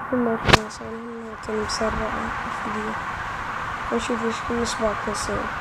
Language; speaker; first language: Arabic; native; Arabic